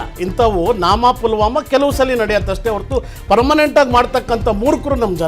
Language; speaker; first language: Kannada; native; Kannada